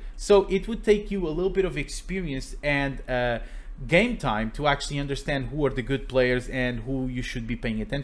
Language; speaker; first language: English; non-native, fluent; Portuguese